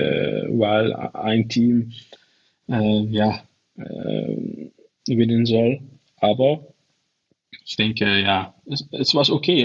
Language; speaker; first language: German; non-native, learner; Dutch